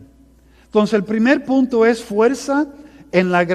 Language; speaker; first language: Spanish; early bilingual, heritage; Spanish